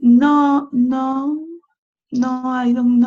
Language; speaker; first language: English; non-native, learner; Spanish